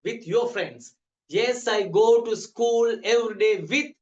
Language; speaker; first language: English; non-native, local second language; Sinhala